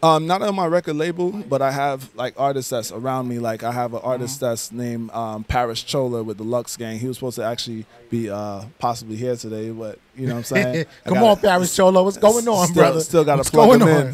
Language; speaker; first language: English; native; English